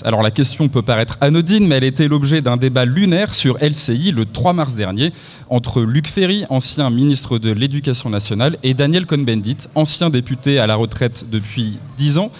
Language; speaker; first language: French; native; French